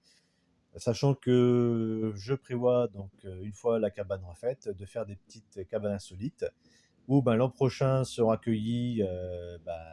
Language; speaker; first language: French; native; French